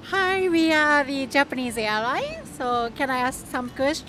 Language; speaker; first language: English; non-native, learner; Japanese